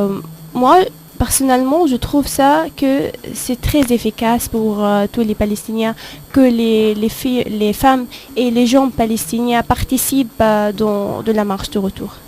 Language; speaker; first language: French; non-native, fluent; Arabic